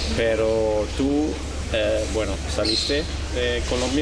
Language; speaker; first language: Spanish; non-native, learner; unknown